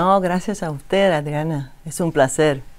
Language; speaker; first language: Spanish; non-native, fluent; English